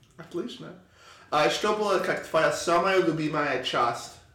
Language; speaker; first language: Russian; non-native, learner; English